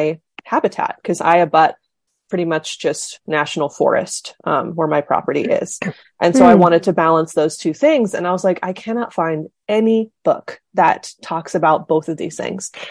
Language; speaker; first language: English; native; English